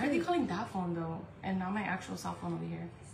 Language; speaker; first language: English; early bilingual, other home language; Spanish